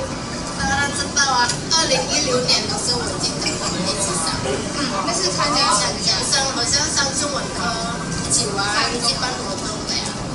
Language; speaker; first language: Chinese; non-native, learner; Indonesian